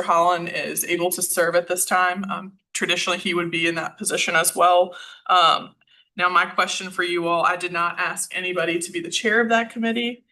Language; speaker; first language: English; native; English